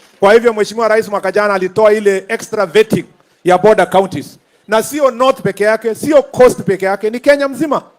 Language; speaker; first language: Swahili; non-native, local second language; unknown